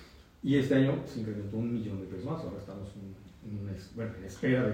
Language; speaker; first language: Spanish; native; Spanish